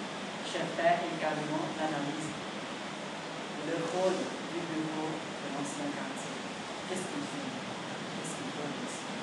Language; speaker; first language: French; non-native, learner; Vietnamese